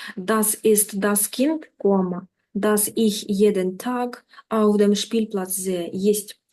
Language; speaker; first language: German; non-native, fluent; Ukrainian